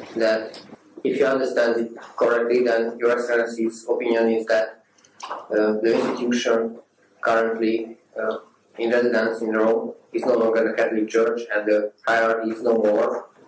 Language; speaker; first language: English; non-native, fluent; Hungarian